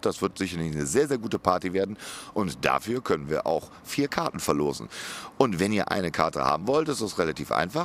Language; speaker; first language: German; native; German